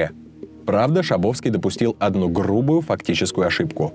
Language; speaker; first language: Russian; native; Russian